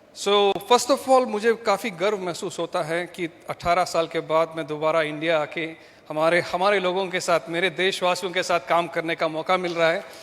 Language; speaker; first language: Hindi; non-native, local second language; Malayalam